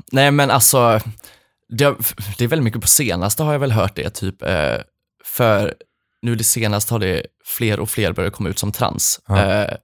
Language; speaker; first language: Swedish; early bilingual, other home language; Polish